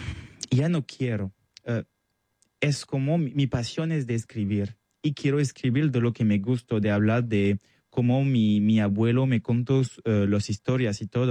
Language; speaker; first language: Spanish; non-native, learner; French